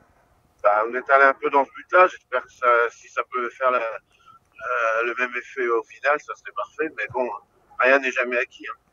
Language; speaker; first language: French; native; French